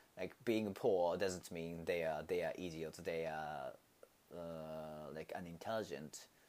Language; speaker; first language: English; non-native, learner; Japanese